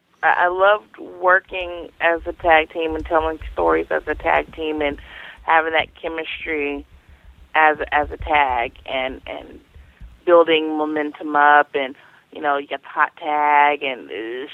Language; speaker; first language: English; native; English